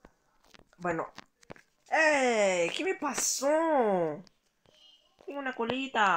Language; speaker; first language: Spanish; native; Spanish